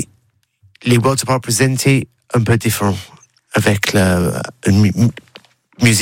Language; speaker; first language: French; non-native, learner; English